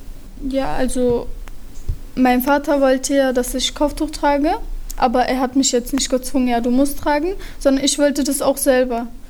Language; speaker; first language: German; early bilingual, other home language; Turkish